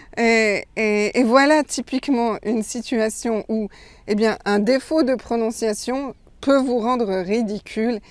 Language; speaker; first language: French; native; French